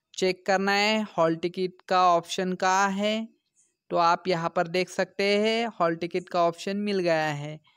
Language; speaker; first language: Hindi; non-native, local second language; Marathi